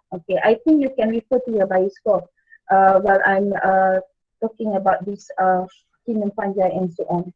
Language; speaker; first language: English; non-native, local second language; Malay